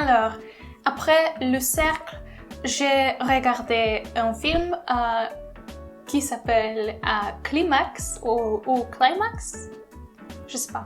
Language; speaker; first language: French; non-native, learner; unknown